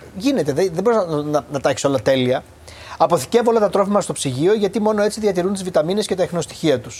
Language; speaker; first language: Greek; native; Greek